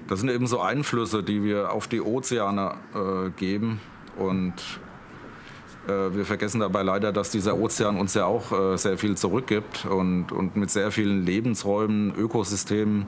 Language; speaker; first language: German; native; German